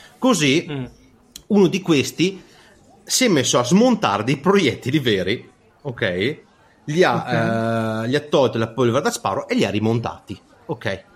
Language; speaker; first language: Italian; native; Italian